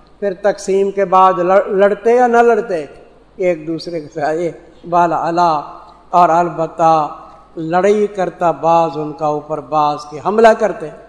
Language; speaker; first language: Urdu; non-native, local second language; Saraiki